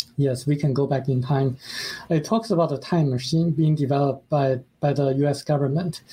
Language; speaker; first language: English; non-native, fluent; Chinese